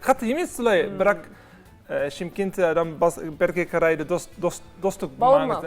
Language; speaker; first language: Kazakh; non-native, learner; Dutch